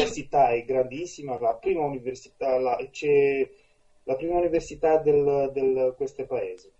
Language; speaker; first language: Italian; non-native, fluent; Romanian